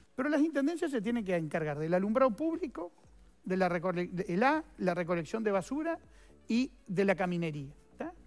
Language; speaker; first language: Spanish; native; Spanish